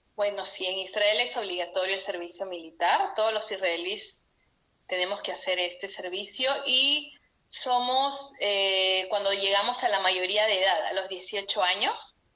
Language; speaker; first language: Spanish; native; Spanish